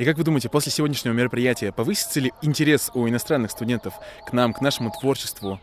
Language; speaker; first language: Russian; native; Russian